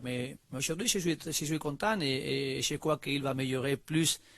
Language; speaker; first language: French; non-native, learner; Spanish